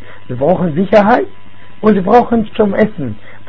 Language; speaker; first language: German; non-native, fluent; Arabic